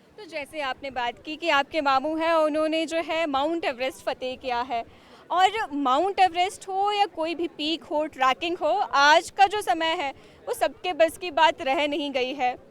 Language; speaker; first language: Hindi; native; Hindi